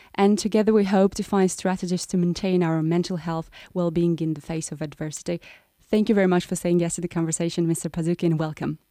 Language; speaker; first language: English; non-native, fluent; Romanian